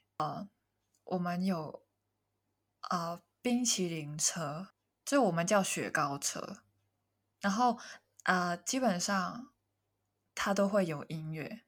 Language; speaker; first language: Chinese; non-native, local second language; Cantonese